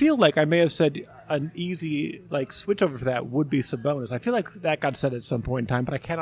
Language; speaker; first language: English; native; English